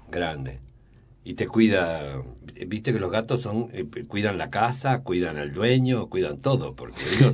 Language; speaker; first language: Spanish; native; Spanish